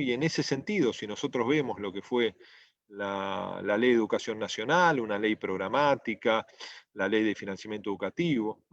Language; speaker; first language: Spanish; native; Spanish